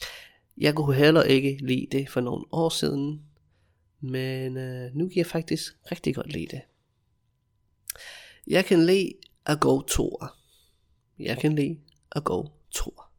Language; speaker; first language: Danish; non-native, fluent; English